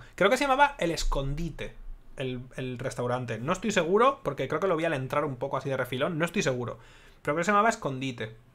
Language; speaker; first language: Spanish; native; Spanish